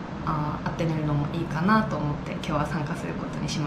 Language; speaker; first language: Japanese; native; Japanese